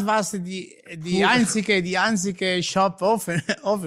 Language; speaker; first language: German; non-native, learner; Italian